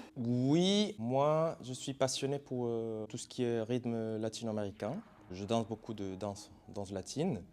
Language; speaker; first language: French; non-native, fluent; Spanish